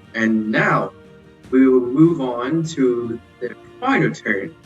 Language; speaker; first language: English; non-native, fluent; Vietnamese